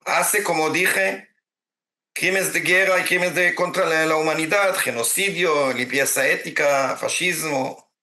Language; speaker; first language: Spanish; non-native, fluent; Hebrew